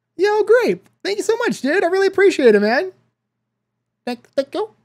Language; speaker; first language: English; native; English